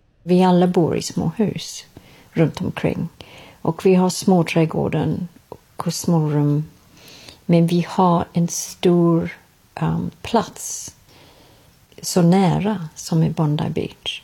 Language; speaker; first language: Swedish; non-native, fluent; English